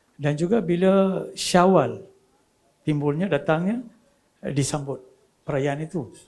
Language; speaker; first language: Malay; non-native, local second language; Tamil